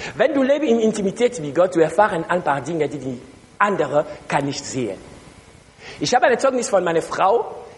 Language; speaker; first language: German; non-native, learner; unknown